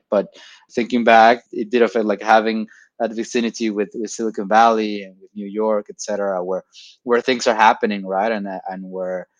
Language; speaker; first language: English; non-native, fluent; Spanish